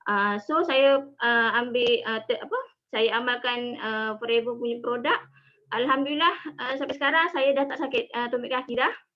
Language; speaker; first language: Malay; native; Malay